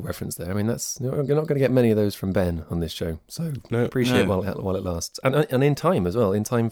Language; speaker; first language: English; native; English